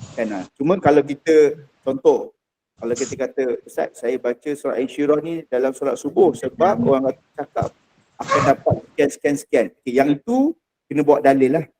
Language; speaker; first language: Malay; native; Malay